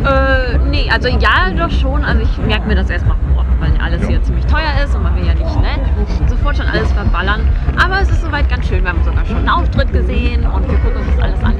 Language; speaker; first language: German; native; German